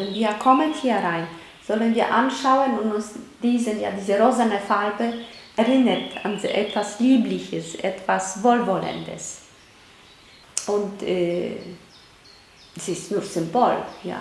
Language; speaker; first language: German; non-native, fluent; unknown